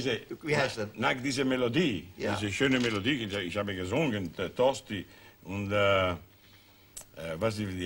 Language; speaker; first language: German; non-native, learner; Italian